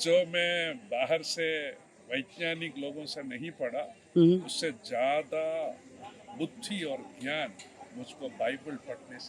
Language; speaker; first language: Hindi; non-native, local second language; Malayalam